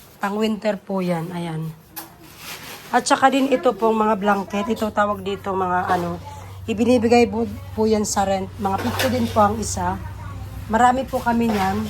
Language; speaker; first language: Filipino; native; Filipino